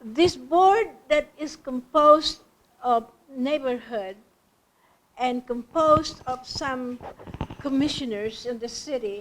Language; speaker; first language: English; non-native, local second language; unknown